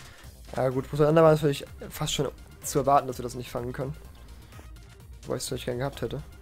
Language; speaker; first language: German; native; German